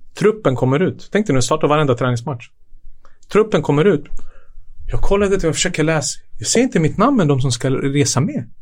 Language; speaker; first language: Swedish; early bilingual, other home language; Serbian